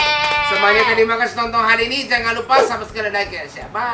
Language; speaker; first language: Indonesian; non-native, fluent; Japanese